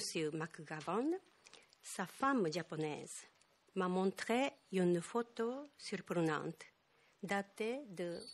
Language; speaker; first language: French; non-native, fluent; Japanese